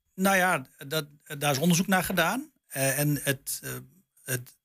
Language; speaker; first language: Dutch; native; Dutch